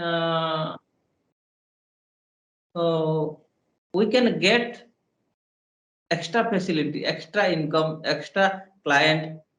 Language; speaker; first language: English; non-native, learner; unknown